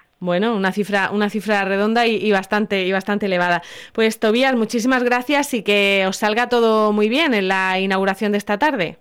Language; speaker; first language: Spanish; native; Spanish